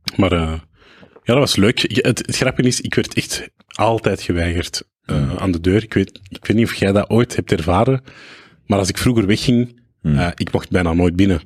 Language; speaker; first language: Dutch; early bilingual, other home language; Arabic